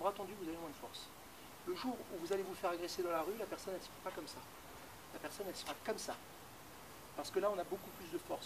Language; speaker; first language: French; native; French